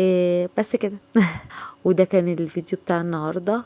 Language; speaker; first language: Arabic; native; Arabic